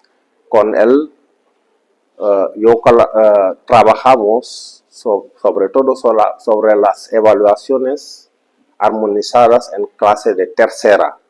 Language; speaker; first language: Spanish; non-native, fluent; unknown